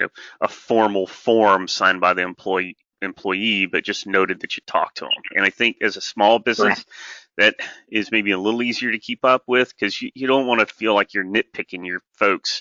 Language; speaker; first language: English; native; English